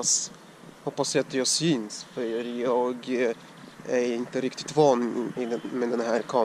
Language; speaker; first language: Swedish; non-native, fluent; Russian